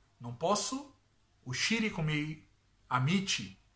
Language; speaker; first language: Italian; non-native, learner; Portuguese